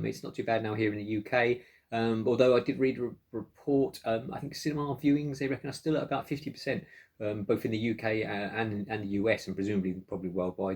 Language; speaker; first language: English; native; English